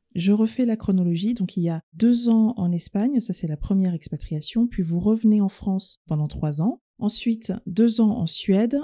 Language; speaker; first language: French; native; French